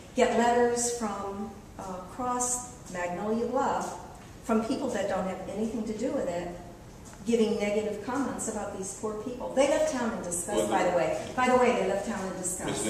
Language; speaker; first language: English; native; English